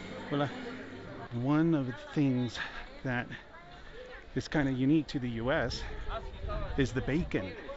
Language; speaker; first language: English; native; English